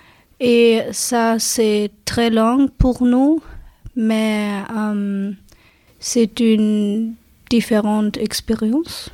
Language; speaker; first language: French; non-native, learner; German